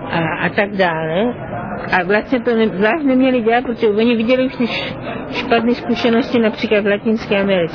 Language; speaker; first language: Czech; non-native, fluent; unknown